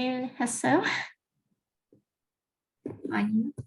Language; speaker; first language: Korean; non-native, learner; Russian